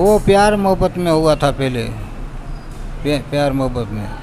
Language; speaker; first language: Hindi; non-native, local second language; Baluchi